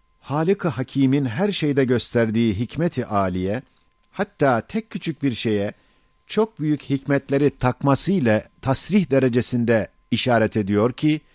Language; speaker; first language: Turkish; native; Turkish